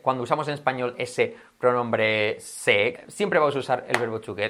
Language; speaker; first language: Spanish; native; Spanish